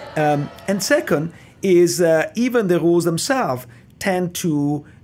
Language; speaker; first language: English; non-native, fluent; Italian